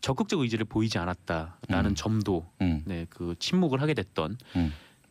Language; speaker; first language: Korean; native; Korean